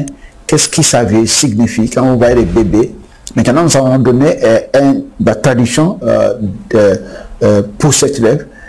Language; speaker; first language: French; non-native, fluent; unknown